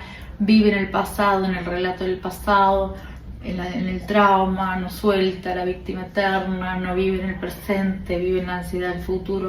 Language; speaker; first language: Spanish; native; Spanish